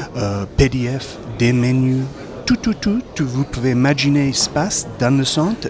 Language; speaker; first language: French; non-native, fluent; English